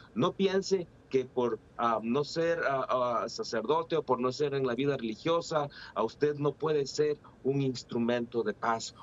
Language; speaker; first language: Spanish; native; Spanish